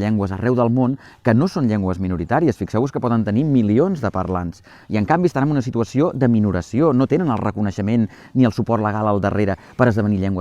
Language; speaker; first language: Catalan; native; Catalan